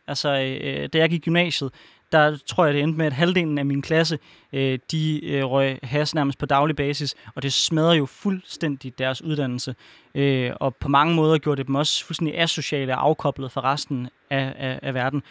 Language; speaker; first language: Danish; native; Danish